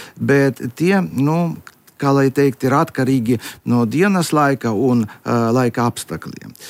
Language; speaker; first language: Latvian; non-native, local second language; Russian